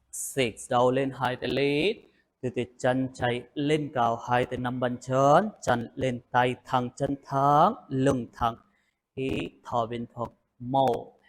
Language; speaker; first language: Vietnamese; non-native, learner; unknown